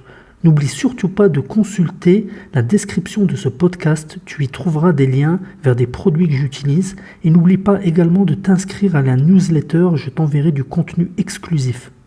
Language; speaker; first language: French; native; French